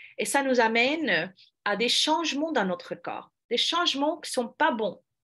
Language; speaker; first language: French; non-native, fluent; English